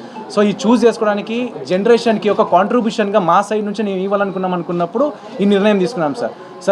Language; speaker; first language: Telugu; native; Telugu